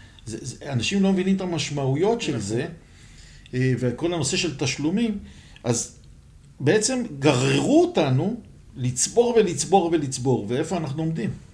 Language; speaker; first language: Hebrew; native; Hebrew